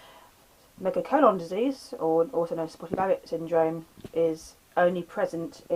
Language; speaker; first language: English; native; English